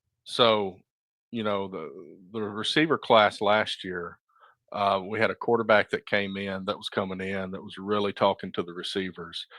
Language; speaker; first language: English; native; English